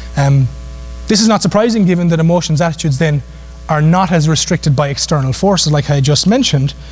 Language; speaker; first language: English; native; English